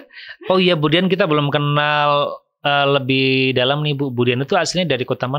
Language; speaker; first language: Indonesian; native; Indonesian